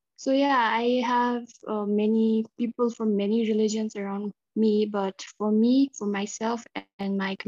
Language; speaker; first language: English; non-native, local second language; Tibetan